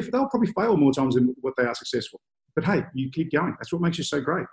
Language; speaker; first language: English; native; English